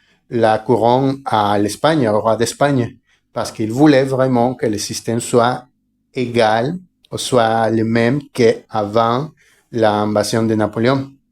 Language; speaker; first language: French; non-native, fluent; Spanish